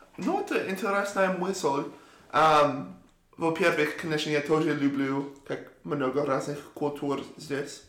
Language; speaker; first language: Russian; non-native, learner; English